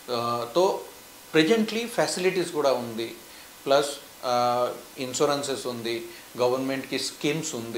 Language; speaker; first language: Telugu; non-native, fluent; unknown